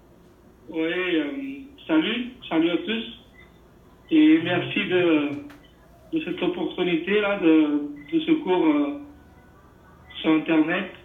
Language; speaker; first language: French; non-native, fluent; Portuguese